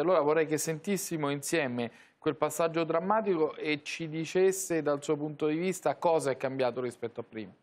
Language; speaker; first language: Italian; native; Italian